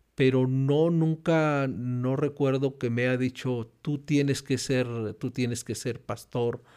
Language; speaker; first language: Spanish; native; Spanish